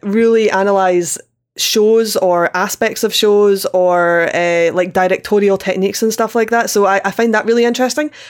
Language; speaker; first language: English; native; English